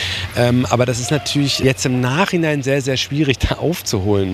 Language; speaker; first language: German; native; German